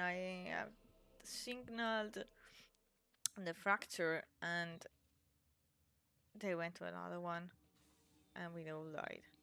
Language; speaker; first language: English; non-native, fluent; Italian